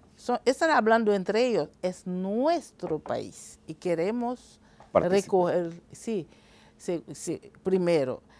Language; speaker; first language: Spanish; non-native, fluent; Haitian Creole